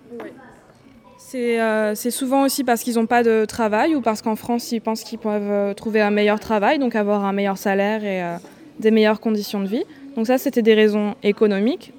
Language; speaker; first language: French; native; French